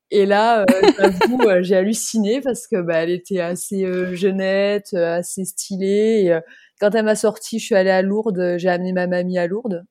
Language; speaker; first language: French; native; French